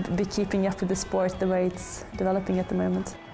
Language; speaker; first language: English; non-native, fluent; Swedish